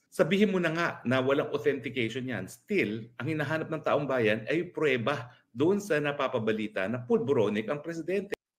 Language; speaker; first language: Filipino; native; Filipino